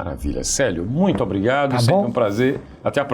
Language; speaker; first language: Portuguese; native; Portuguese